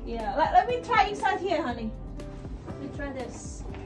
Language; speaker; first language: English; non-native, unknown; Indonesian